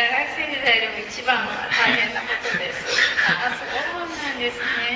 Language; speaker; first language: Japanese; native; Japanese